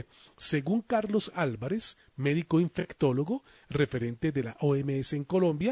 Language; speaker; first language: Spanish; native; Spanish